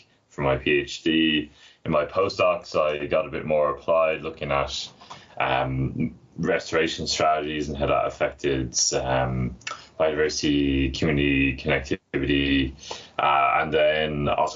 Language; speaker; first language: English; native; English